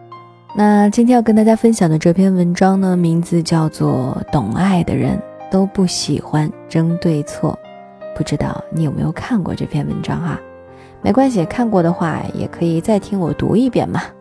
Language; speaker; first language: Chinese; native; Chinese